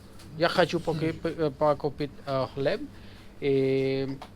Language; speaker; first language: Russian; non-native, learner; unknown